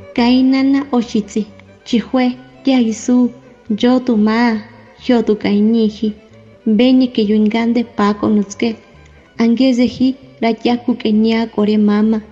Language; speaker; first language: Spanish; non-native, local second language; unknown